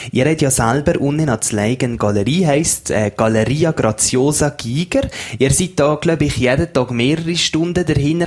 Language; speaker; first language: German; native; German